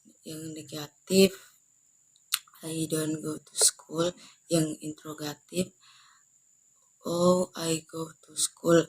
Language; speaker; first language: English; non-native, learner; Indonesian